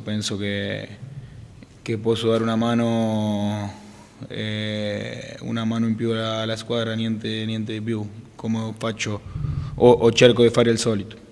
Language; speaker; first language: Italian; non-native, fluent; Spanish